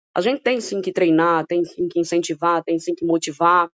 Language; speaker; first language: Portuguese; native; Portuguese